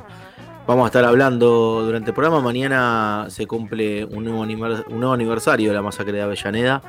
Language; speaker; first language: Spanish; native; Spanish